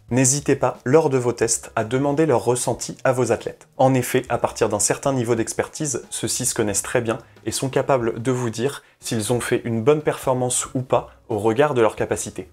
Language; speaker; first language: French; native; French